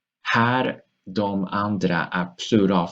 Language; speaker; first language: Swedish; non-native, fluent; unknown